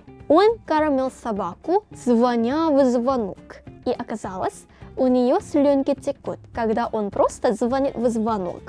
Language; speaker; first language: Russian; non-native, fluent; Korean